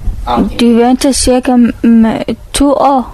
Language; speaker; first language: Danish; non-native, learner; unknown